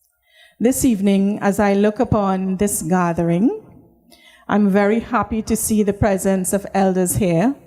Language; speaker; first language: English; native; English